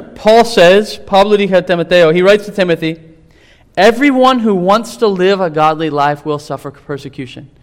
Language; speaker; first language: Spanish; non-native, fluent; English